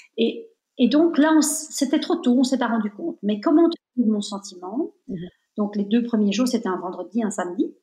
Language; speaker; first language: French; native; French